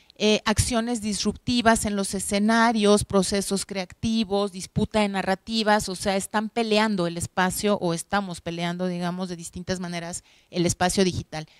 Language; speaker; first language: Spanish; native; Spanish